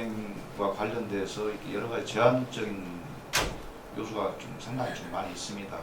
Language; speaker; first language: Korean; native; Korean